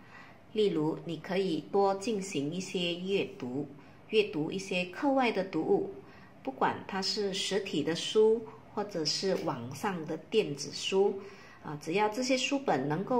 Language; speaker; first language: Chinese; native; Chinese